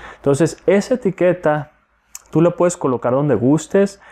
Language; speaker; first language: Spanish; native; Spanish